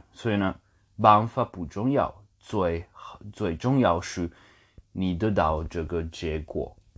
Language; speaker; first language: Chinese; non-native, learner; English